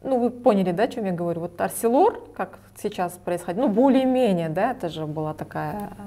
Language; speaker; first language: Russian; non-native, local second language; Kazakh